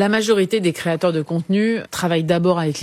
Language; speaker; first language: French; native; French